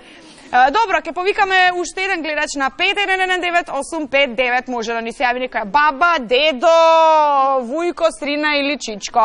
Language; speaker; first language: Macedonian; native; Macedonian